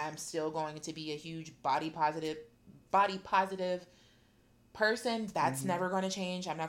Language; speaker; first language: English; native; English